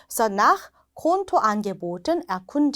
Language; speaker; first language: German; non-native, fluent; Korean